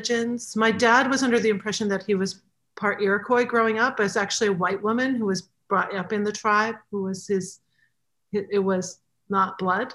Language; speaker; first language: English; native; English